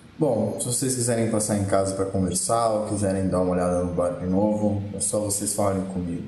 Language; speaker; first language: Portuguese; native; Portuguese